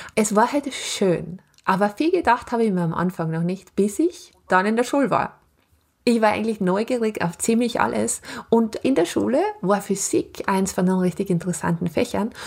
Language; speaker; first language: German; native; German